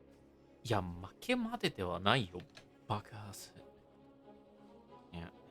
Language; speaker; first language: Japanese; non-native, learner; English